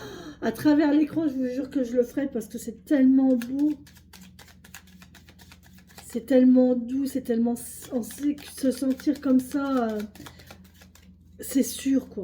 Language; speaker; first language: French; native; French